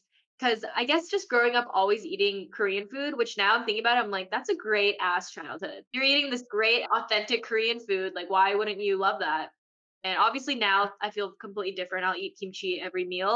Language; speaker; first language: English; early bilingual, other home language; Korean